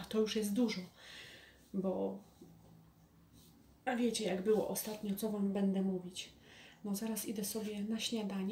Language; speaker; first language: Polish; native; Polish